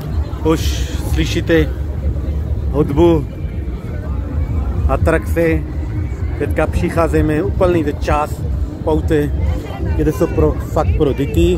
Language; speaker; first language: Czech; non-native, learner; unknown